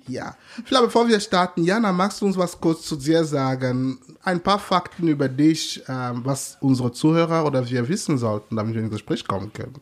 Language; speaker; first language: German; non-native, fluent; English